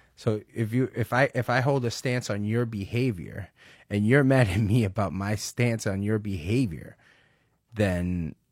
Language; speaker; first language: English; early bilingual, other home language; Spanish